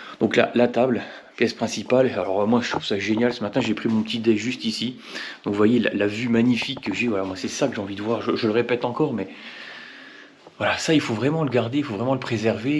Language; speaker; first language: French; native; French